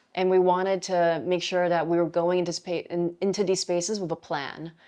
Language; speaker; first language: English; native; English